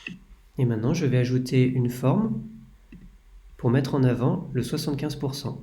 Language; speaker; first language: French; native; French